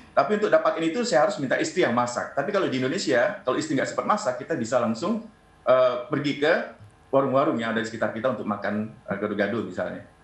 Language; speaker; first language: Indonesian; native; Indonesian